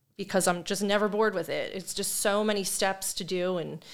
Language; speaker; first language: English; native; English